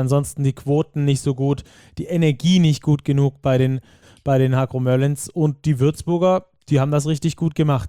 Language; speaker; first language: German; native; German